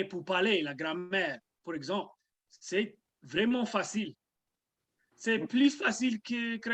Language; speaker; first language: French; non-native, learner; English